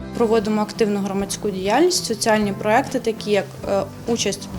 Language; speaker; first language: Ukrainian; native; Ukrainian